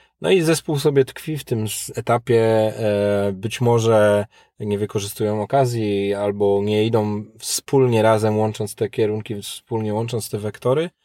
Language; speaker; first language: Polish; native; Polish